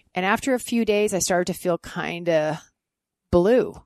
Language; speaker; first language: English; native; English